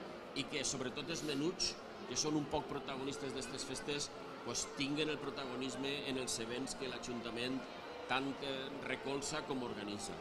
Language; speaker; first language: Catalan; native; Catalan